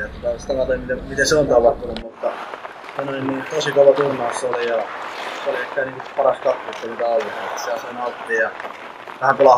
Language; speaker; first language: Finnish; native; Finnish